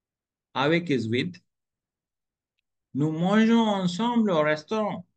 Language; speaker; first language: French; non-native, fluent; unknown